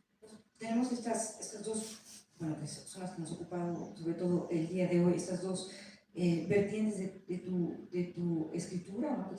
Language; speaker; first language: Spanish; native; Spanish